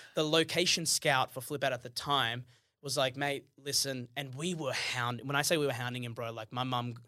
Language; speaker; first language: English; early bilingual, other home language; Arabic